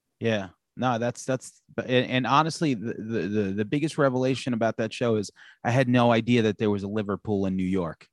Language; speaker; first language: English; native; English